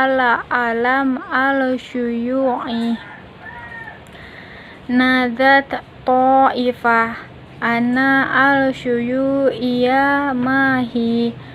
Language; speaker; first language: Arabic; non-native, learner; Indonesian